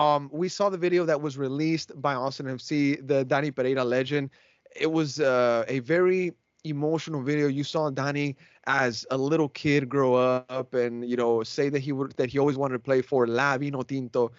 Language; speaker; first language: English; native; English